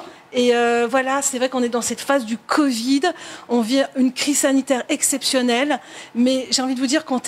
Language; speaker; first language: French; native; French